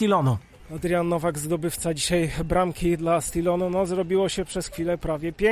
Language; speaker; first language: Polish; native; Polish